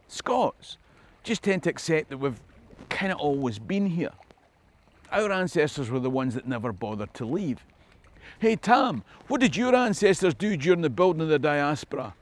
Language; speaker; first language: English; native; English